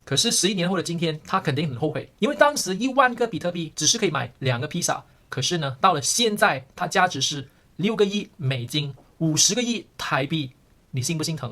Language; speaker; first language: Chinese; early bilingual, heritage; Chinese